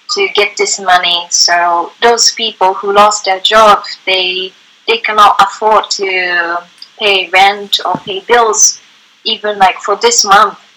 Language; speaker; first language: English; non-native, fluent; Japanese